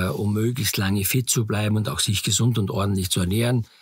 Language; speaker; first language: German; native; German